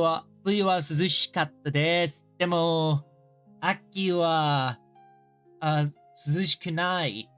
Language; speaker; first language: Japanese; non-native, learner; English